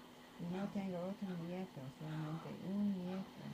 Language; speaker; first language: Spanish; non-native, learner; English